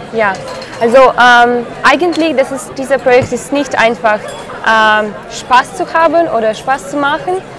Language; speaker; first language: German; non-native, learner; Ukrainian